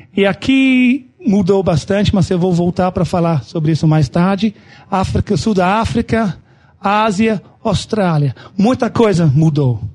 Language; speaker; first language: Portuguese; non-native, fluent; English